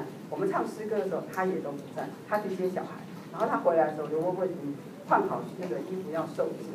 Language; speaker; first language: Chinese; native; Chinese